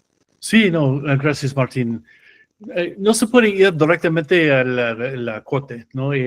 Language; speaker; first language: Spanish; non-native, fluent; English